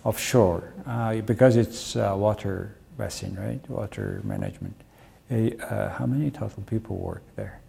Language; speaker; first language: English; non-native, fluent; Mongolian